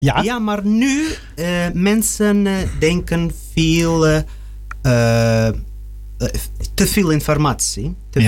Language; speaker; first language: Dutch; non-native, learner; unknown